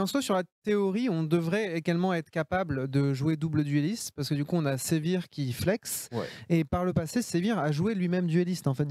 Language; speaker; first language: French; native; French